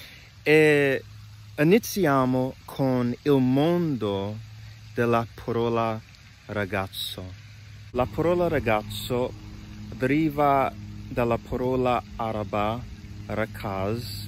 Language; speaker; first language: Italian; non-native, learner; English